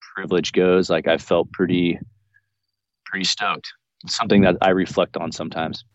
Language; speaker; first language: English; native; English